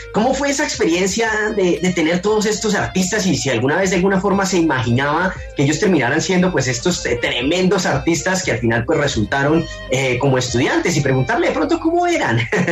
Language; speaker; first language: Spanish; native; Spanish